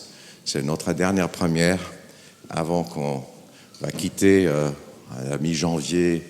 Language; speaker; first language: French; non-native, fluent; German